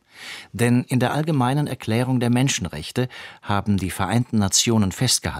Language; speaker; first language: German; native; German